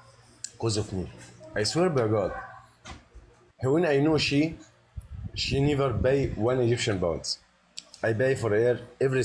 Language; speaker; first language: English; non-native, learner; Arabic